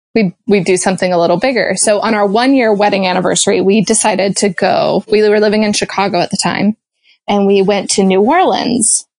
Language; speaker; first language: English; native; English